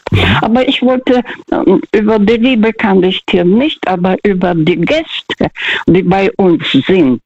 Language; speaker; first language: German; non-native, fluent; Russian